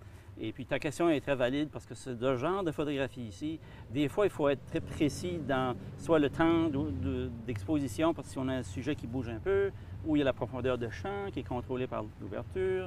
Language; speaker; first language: French; native; French